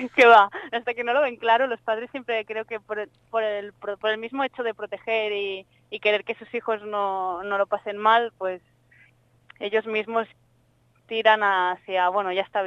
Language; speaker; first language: Spanish; native; Spanish